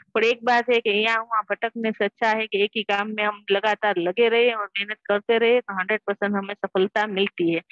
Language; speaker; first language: Hindi; non-native, local second language; Gujarati